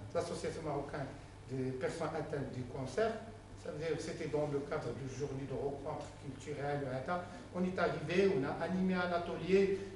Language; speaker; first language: French; non-native, local second language; Arabic